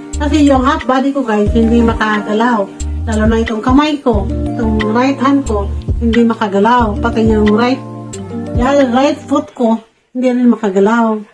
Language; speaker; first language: Filipino; non-native, local second language; Cebuano